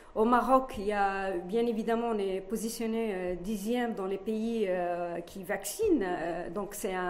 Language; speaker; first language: French; non-native, local second language; Arabic